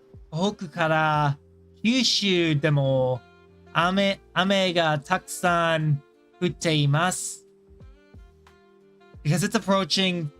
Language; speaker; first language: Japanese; non-native, learner; English